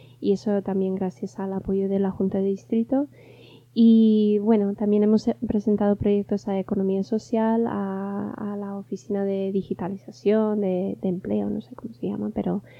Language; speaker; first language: Spanish; non-native, fluent; English